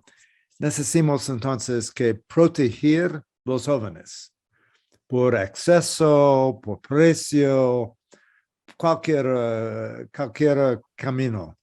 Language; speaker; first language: Spanish; non-native, learner; English